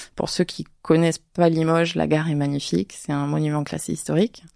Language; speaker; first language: French; native; French